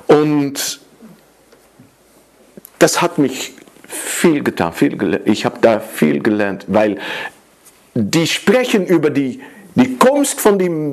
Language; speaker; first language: German; non-native, fluent; Dutch